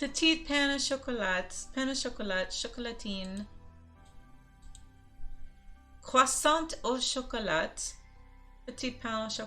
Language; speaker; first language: French; non-native, learner; English